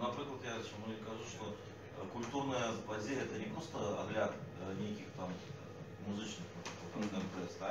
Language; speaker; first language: Polish; non-native, learner; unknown